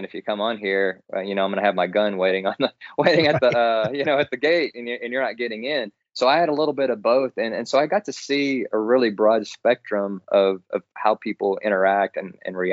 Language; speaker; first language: English; native; English